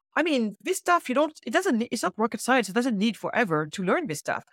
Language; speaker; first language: English; early bilingual, other home language; Wolof